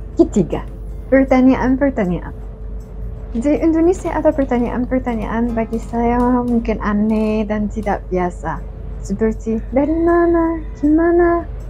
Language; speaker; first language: Indonesian; non-native, fluent; Arabic